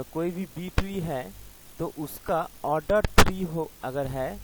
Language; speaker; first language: Hindi; non-native, local second language; Bangla